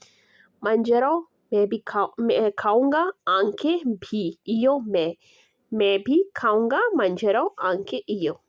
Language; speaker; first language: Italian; non-native, learner; Urdu